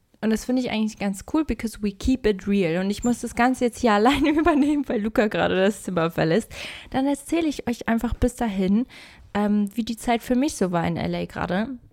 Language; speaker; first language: German; early bilingual, other home language; Portuguese